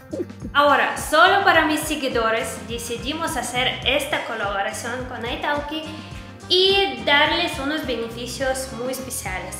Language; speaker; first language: Spanish; non-native, fluent; Russian